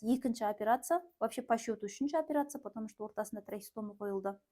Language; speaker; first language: Russian; non-native, local second language; Kazakh